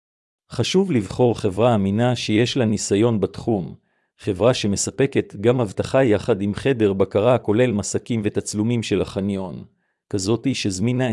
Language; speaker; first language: Hebrew; native; Hebrew